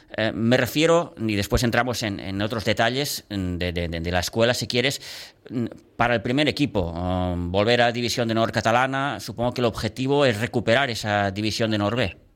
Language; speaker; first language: Spanish; non-native, local second language; Catalan